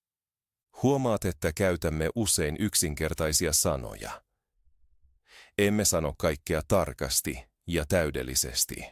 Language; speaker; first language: Finnish; non-native, fluent; Spanish